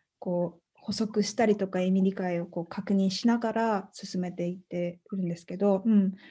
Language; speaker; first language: Japanese; native; Japanese